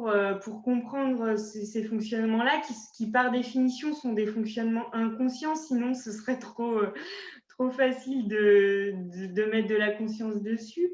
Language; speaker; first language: French; native; French